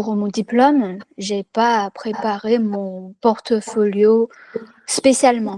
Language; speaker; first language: French; non-native, fluent; Chinese